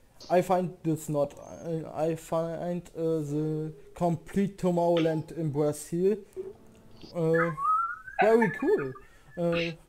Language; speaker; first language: English; non-native, learner; German